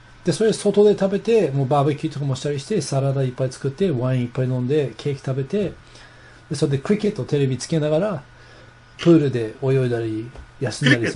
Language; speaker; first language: Japanese; non-native, fluent; English